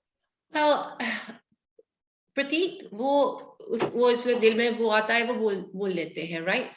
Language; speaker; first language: Hindi; early bilingual, heritage; Hindi